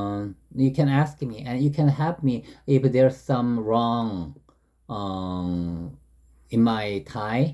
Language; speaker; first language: English; non-native, learner; Korean